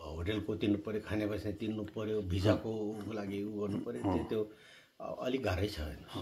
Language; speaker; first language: Nepali; non-native, local second language; Sherpa